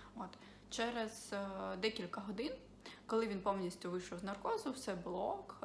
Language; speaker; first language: Ukrainian; non-native, local second language; Russian